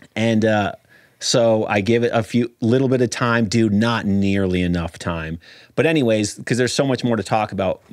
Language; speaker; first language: English; native; English